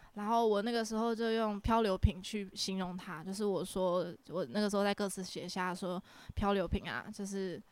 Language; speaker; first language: Chinese; native; Chinese